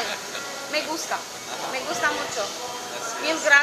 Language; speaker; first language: Spanish; non-native, learner; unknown